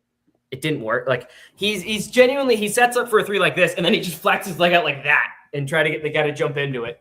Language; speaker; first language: English; native; English